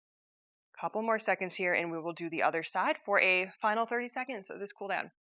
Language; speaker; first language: English; native; English